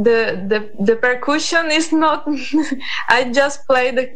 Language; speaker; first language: English; non-native, learner; Spanish